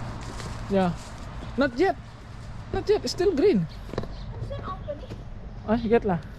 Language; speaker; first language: English; non-native, learner; Filipino